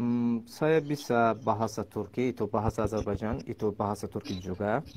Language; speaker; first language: Indonesian; non-native, learner; Azerbaijani